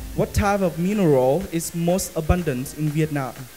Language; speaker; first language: English; non-native, fluent; Vietnamese